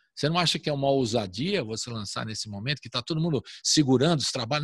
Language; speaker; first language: Portuguese; native; Portuguese